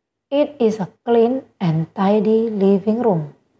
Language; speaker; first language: English; non-native, fluent; Indonesian